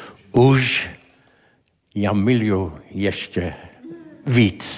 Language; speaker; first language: Czech; non-native, learner; English